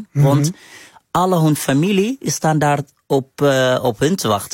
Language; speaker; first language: Dutch; non-native, fluent; Arabic